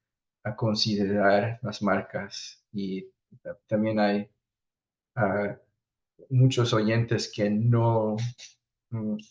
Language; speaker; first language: Spanish; early bilingual, heritage; Spanish